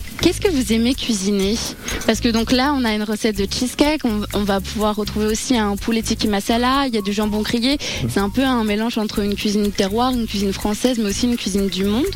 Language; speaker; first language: French; native; French